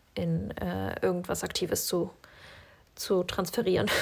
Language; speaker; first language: German; early bilingual, other home language; Russian